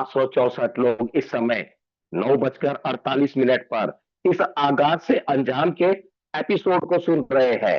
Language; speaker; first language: Hindi; native; Hindi